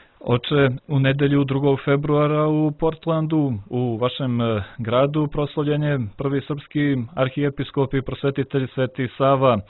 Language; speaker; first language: Serbian; native; Serbian